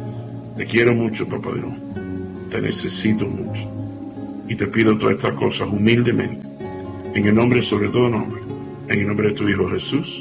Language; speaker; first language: Spanish; native; Spanish